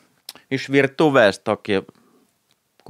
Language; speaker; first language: Lithuanian; non-native, fluent; Finnish